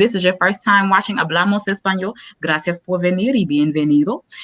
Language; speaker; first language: Spanish; non-native, learner; English